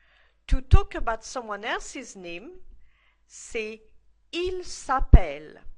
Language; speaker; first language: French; non-native, fluent; English